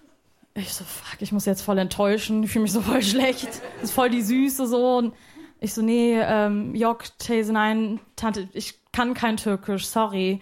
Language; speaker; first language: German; early bilingual, other home language; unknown